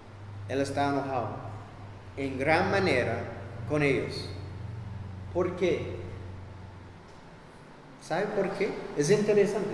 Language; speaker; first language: Spanish; non-native, fluent; English